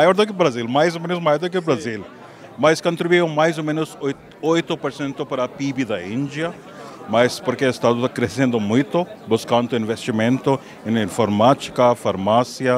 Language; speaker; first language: Portuguese; non-native, fluent; Hindi